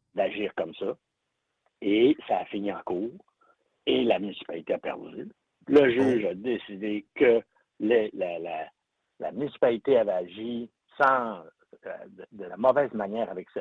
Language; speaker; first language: French; native; French